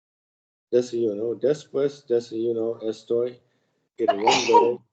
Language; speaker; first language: Spanish; non-native, learner; English